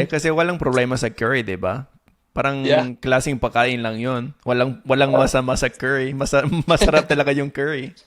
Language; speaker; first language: Filipino; non-native, fluent; English